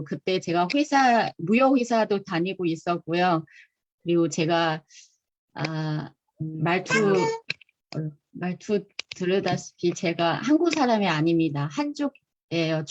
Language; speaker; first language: Korean; non-native, fluent; Chinese